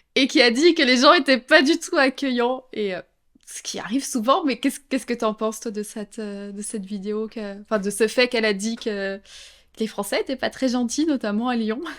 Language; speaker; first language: French; native; French